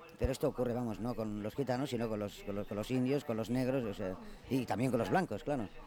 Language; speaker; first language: Spanish; non-native, local second language; Catalan